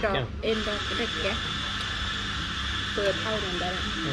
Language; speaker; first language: Swedish; non-native, learner; Thai